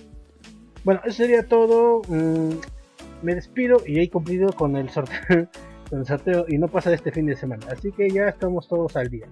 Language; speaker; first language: Spanish; native; Spanish